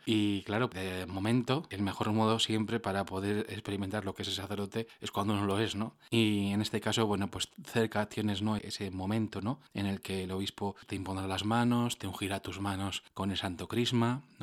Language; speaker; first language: Spanish; native; Spanish